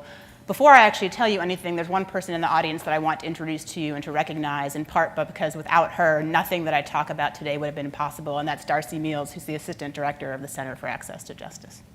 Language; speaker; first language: English; native; English